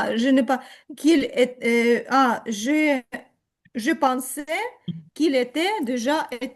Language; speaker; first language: French; non-native, learner; Ukrainian